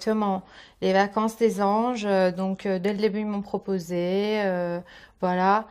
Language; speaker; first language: French; native; French